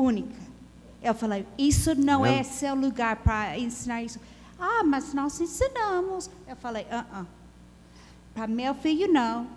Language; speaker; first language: Portuguese; non-native, learner; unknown